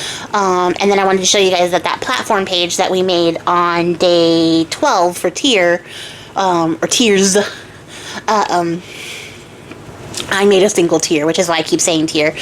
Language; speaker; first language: English; native; English